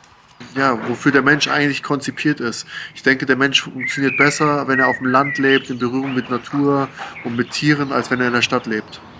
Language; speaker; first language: German; native; German